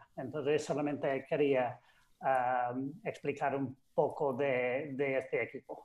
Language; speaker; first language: Spanish; non-native, fluent; English